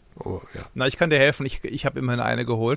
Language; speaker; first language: German; native; German